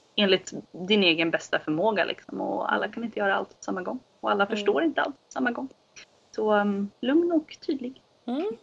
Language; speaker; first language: Swedish; native; Swedish